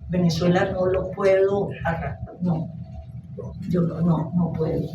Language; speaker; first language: Spanish; early bilingual, other home language; Hebrew